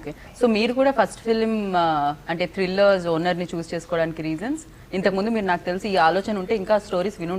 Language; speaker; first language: Telugu; native; Telugu